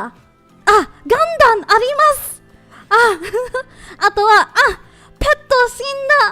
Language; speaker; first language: Japanese; non-native, learner; English